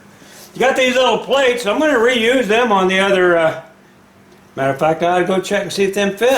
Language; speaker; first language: English; native; English